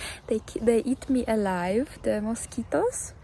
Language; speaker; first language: English; non-native, fluent; Ukrainian